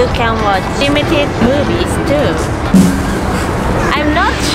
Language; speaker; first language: English; non-native, learner; Japanese